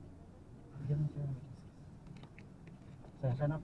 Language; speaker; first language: Filipino; native; Filipino